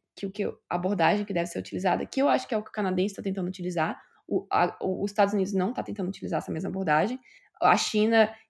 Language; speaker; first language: Portuguese; native; Portuguese